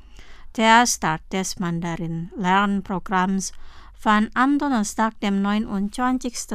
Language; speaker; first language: German; non-native, fluent; Indonesian